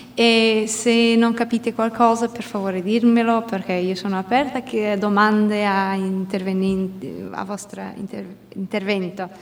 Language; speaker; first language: Italian; non-native, fluent; Portuguese